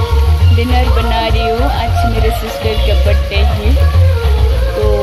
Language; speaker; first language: Hindi; native; Hindi